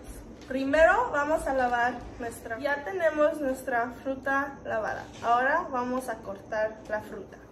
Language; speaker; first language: Spanish; non-native, learner; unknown